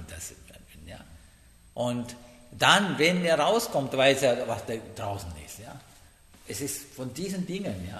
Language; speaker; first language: German; non-native, fluent; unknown